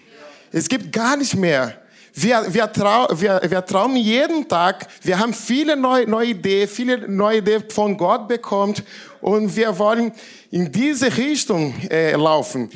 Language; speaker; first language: German; non-native, learner; Portuguese